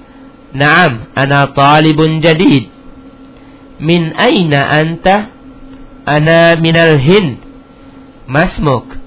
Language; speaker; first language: Arabic; non-native, fluent; Indonesian